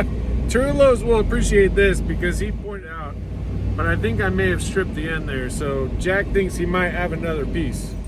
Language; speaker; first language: English; native; English